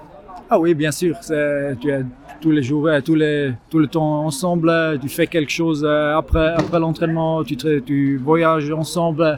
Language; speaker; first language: French; non-native, learner; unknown